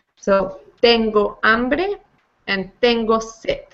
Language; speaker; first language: Spanish; non-native, fluent; English